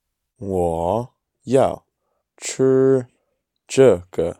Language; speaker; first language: Chinese; non-native, learner; English